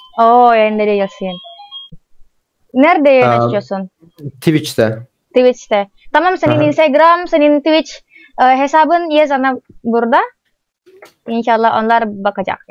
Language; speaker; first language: Turkish; non-native, learner; Indonesian